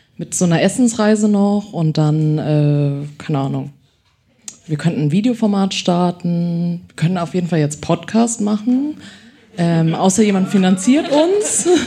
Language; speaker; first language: German; early bilingual, other home language; Chinese